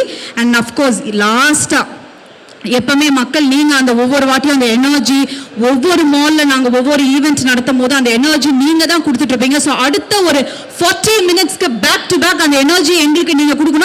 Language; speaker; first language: Tamil; native; Tamil